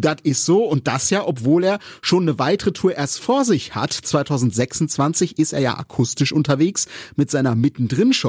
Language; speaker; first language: German; native; German